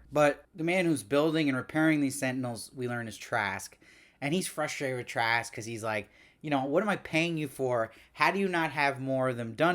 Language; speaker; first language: English; native; English